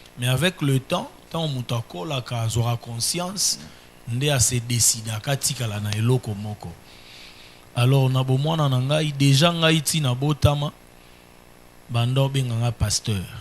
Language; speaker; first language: Lingala; native; Lingala